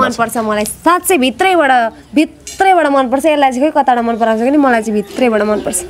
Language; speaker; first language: Nepali; native; Nepali